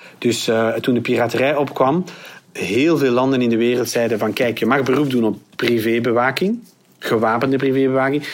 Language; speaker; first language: Dutch; non-native, local second language; French